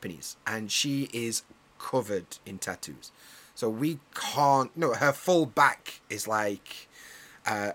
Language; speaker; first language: English; native; English